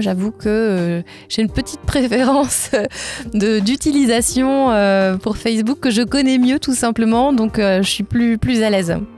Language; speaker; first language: French; native; French